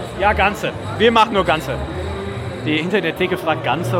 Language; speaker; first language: German; native; German